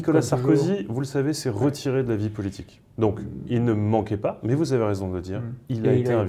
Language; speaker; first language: French; native; French